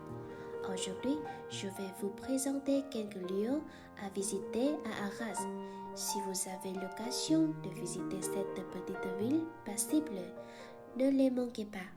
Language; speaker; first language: French; non-native, learner; Vietnamese